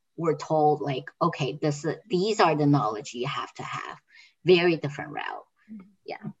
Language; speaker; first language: English; non-native, fluent; Chinese